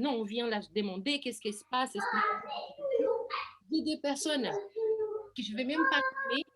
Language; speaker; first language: French; non-native, fluent; Portuguese